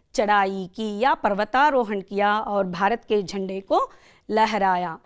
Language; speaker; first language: Hindi; non-native, local second language; Kannada